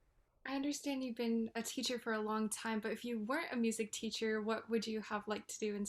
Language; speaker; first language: English; native; English